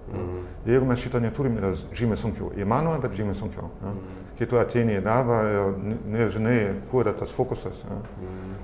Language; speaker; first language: Lithuanian; non-native, fluent; German